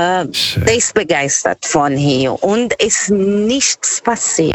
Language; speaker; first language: German; non-native, fluent; Portuguese